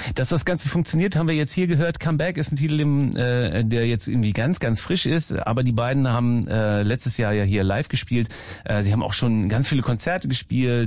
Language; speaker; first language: German; native; German